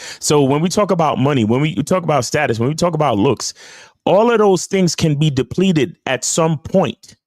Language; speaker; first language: English; native; English